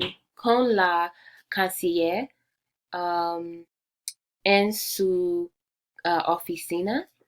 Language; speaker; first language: Spanish; non-native, learner; English